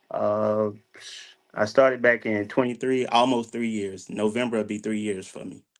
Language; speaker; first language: English; native; English